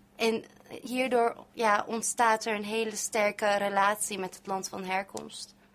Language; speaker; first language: Dutch; non-native, local second language; Turkish